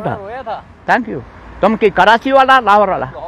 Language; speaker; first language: Hindi; non-native, learner; Bangla